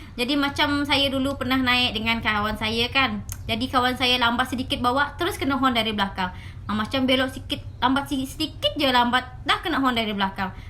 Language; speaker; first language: Malay; early bilingual, other home language; Indonesian